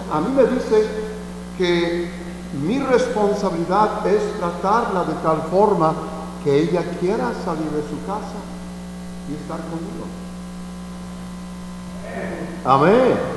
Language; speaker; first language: Spanish; non-native, fluent; English